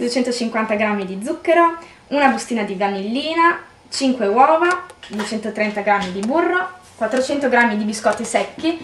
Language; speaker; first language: Italian; native; Italian